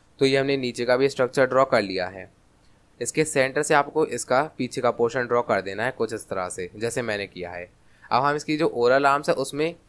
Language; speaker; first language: Hindi; native; Hindi